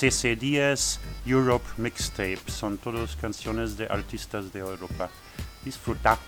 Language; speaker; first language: Spanish; non-native, learner; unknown